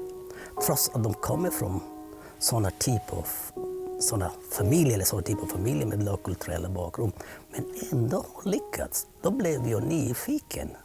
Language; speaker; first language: Swedish; non-native, fluent; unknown